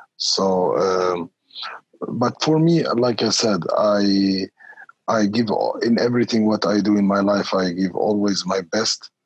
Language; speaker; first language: English; non-native, fluent; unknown